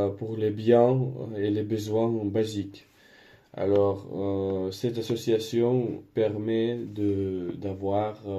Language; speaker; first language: French; non-native, learner; Spanish